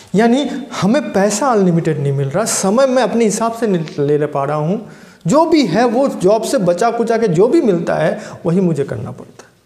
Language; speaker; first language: Hindi; non-native, local second language; Bangla